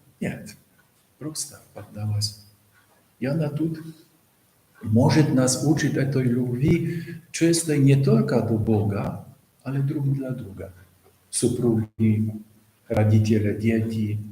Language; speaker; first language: Russian; non-native, fluent; Polish